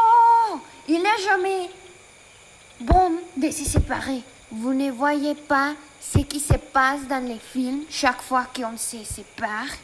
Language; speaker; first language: French; non-native, learner; Spanish